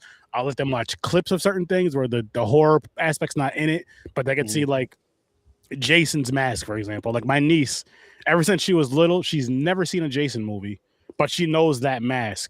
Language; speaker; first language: English; native; English